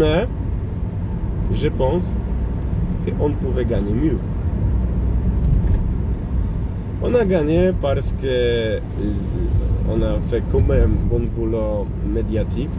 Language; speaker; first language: French; non-native, learner; Polish